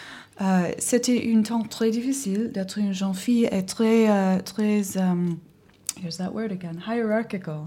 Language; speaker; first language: French; non-native, learner; English